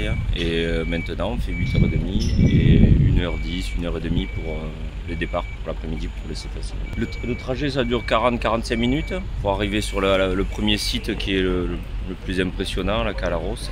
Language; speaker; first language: French; native; French